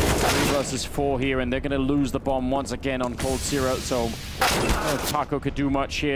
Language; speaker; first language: English; native; English